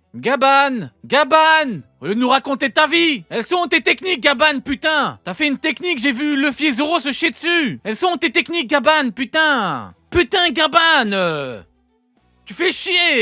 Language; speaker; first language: French; native; French